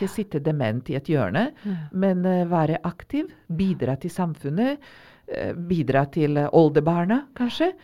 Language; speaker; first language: Norwegian; non-native, fluent; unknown